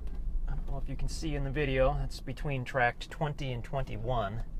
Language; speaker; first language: English; native; English